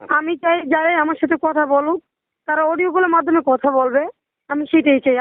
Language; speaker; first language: Bangla; non-native, local second language; Chakma